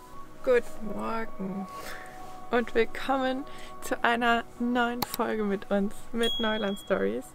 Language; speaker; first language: German; native; German